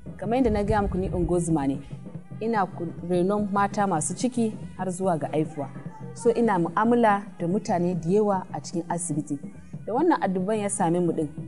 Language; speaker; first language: Hausa; non-native, local second language; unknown